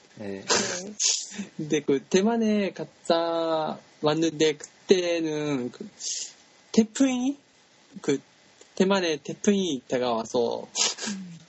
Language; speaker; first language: Korean; non-native, learner; Japanese